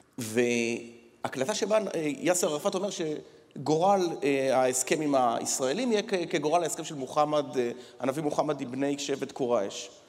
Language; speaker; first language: Hebrew; native; Hebrew